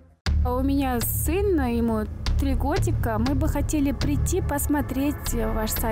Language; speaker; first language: Russian; non-native, local second language; Kazakh